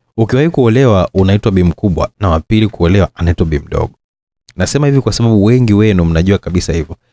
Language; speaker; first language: Swahili; native; Swahili